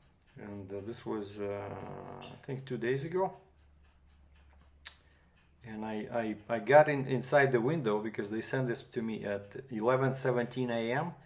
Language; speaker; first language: English; non-native, fluent; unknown